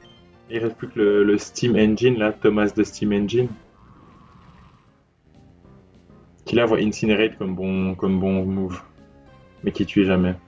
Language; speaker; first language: French; native; French